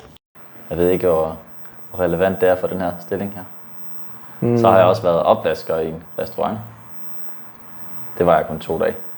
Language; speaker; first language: Danish; native; Danish